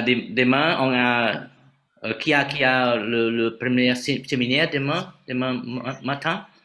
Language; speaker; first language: French; non-native, fluent; Vietnamese